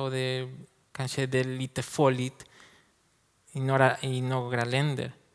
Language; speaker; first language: Swedish; non-native, learner; Spanish